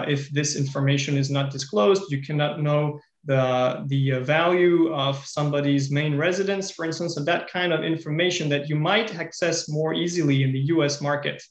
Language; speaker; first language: English; non-native, fluent; French